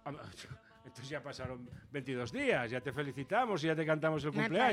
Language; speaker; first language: Spanish; native; Spanish